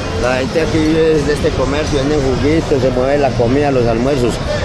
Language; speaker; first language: Spanish; native; Spanish